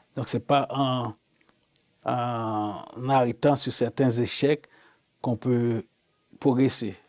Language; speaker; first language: French; non-native, local second language; Haitian Creole